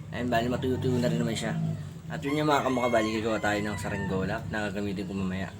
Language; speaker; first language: Filipino; native; Filipino